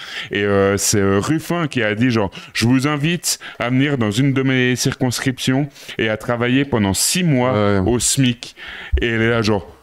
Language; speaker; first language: French; native; French